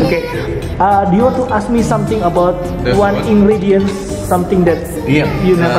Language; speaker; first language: English; non-native, learner; Indonesian